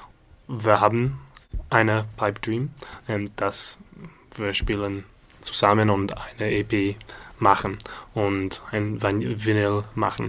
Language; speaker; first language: German; non-native, learner; English